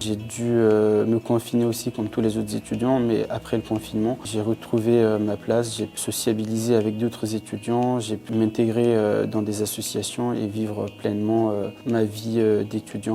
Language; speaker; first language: French; non-native, local second language; Fula